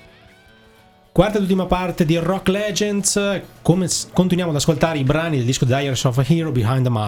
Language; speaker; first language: Italian; native; Italian